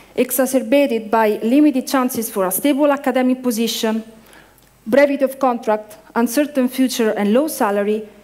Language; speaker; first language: English; non-native, fluent; Italian